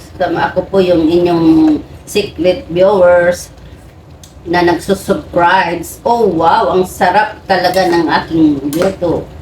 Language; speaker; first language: Filipino; non-native, local second language; Iloko